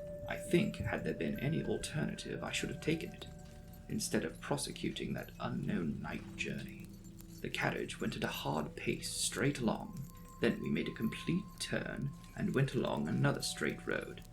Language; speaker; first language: English; native; English